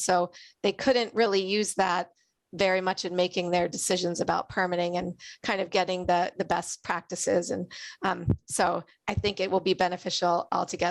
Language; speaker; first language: English; native; English